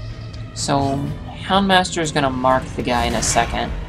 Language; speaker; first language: English; native; English